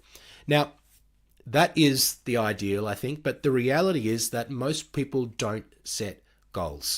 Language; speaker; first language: English; native; English